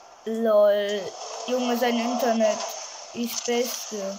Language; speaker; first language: German; native; German